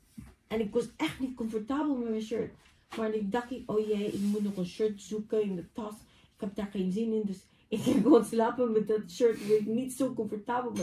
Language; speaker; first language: Dutch; non-native, fluent; Filipino